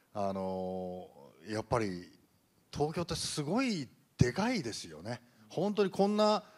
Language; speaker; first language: Japanese; native; Japanese